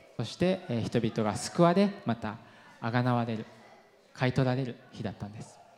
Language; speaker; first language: Japanese; non-native, fluent; English